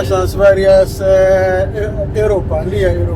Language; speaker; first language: Swedish; non-native, fluent; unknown